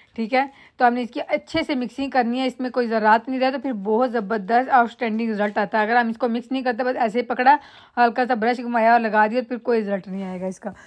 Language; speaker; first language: Urdu; non-native, local second language; Punjabi